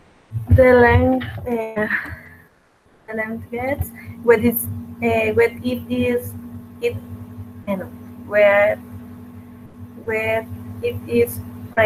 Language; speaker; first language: English; non-native, learner; Spanish